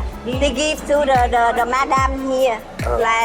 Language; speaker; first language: English; non-native, learner; Vietnamese